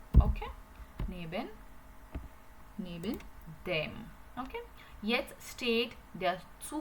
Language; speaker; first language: German; non-native, fluent; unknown